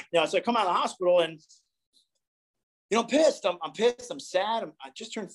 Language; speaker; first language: English; native; English